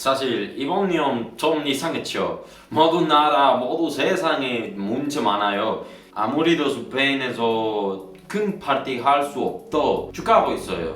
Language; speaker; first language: Korean; non-native, learner; Spanish